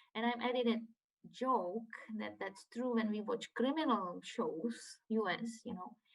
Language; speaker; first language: English; non-native, fluent; Czech